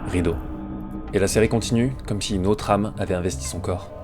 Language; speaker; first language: French; native; French